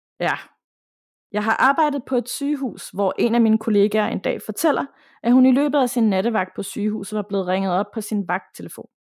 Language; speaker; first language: Danish; native; Danish